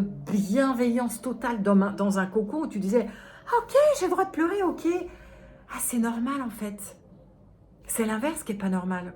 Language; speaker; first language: French; native; French